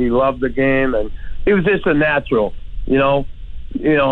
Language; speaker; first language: English; native; English